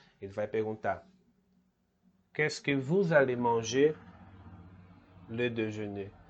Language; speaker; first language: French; non-native, learner; Portuguese